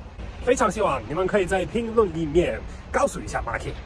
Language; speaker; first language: Chinese; non-native, fluent; German